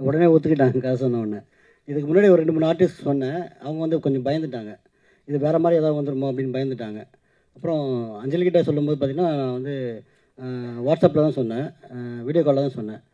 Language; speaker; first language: Tamil; native; Tamil